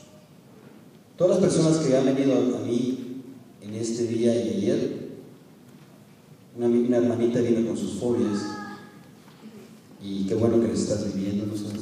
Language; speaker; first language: Spanish; native; Spanish